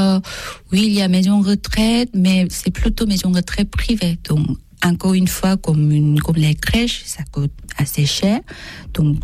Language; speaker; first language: French; non-native, learner; Korean